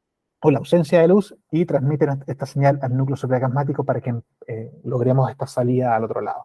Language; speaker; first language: Spanish; native; Spanish